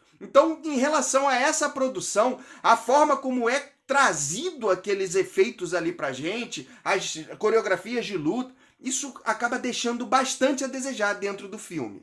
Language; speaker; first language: Portuguese; native; Portuguese